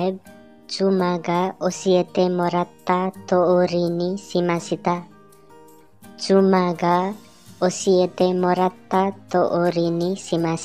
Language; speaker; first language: Japanese; non-native, learner; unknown